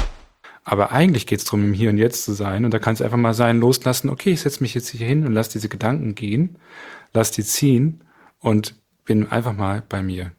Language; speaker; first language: German; native; German